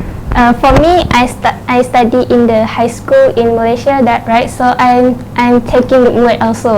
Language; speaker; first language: English; non-native, learner; Thai